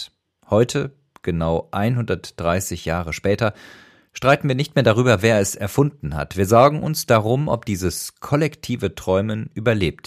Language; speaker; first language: German; native; German